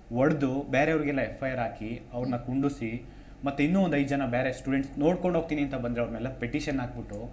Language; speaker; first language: Kannada; native; Kannada